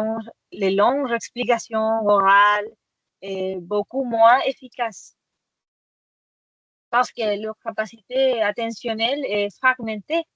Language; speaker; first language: French; non-native, fluent; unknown